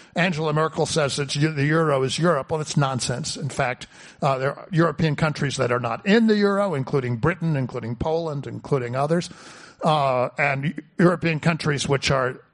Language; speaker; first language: English; native; English